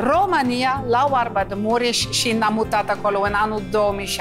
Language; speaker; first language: Romanian; non-native, fluent; Dutch